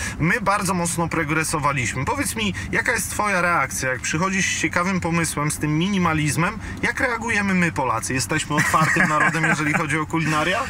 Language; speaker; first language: Polish; native; Polish